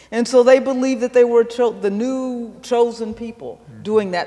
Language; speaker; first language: English; native; English